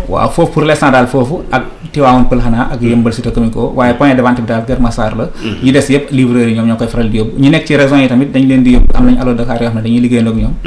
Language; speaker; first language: Wolof; non-native, local second language; Fula